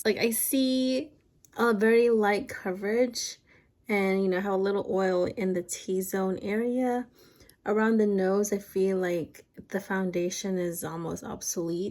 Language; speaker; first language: English; native; English